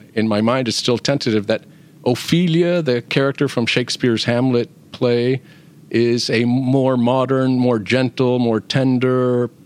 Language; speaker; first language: English; native; English